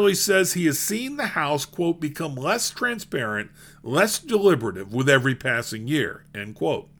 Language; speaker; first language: English; native; English